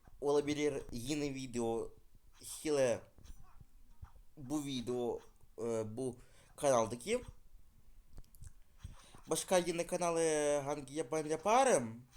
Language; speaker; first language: Turkish; non-native, learner; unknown